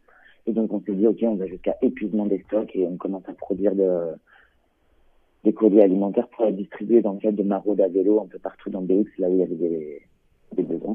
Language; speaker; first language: French; native; French